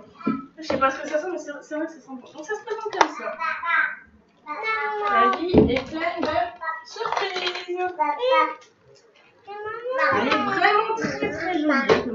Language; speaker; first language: French; native; French